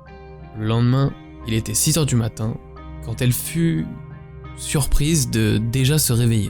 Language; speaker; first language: French; native; French